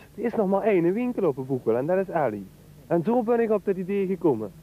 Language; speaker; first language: Dutch; native; Dutch